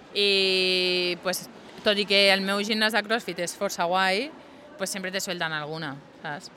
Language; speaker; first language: Catalan; non-native, local second language; Spanish